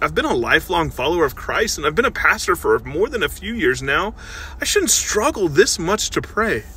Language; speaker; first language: English; native; English